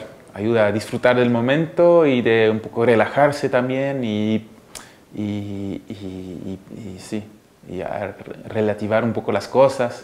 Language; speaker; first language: Spanish; early bilingual, heritage; Spanish